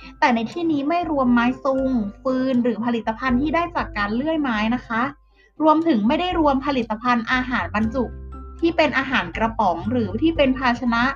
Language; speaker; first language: Thai; native; Thai